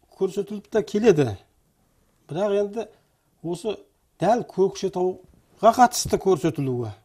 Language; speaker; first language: Kazakh; native; Kazakh